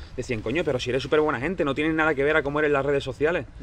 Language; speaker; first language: Spanish; native; Spanish